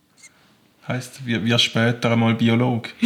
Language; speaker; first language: German; native; German